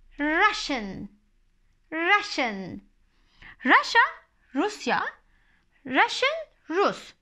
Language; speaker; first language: English; non-native, fluent; Turkish